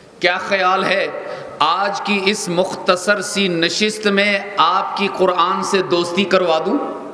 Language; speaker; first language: Urdu; native; Urdu